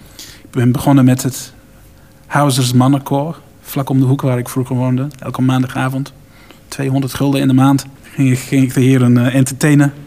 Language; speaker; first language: Dutch; non-native, fluent; English